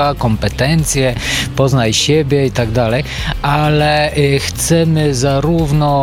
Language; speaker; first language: Polish; non-native, fluent; Bulgarian